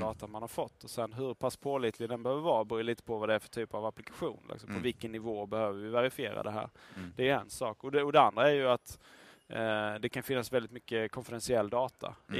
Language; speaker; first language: Swedish; native; Swedish